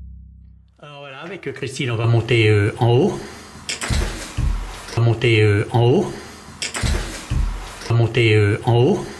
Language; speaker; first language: French; native; French